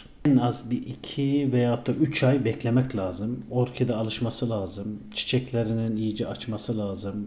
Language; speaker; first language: Turkish; native; Turkish